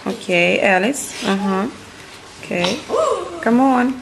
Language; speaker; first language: English; non-native, fluent; Russian